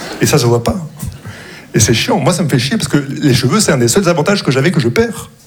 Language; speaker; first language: French; early bilingual, other home language; Arabic